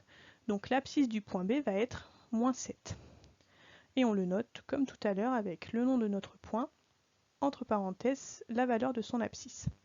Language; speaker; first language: French; native; French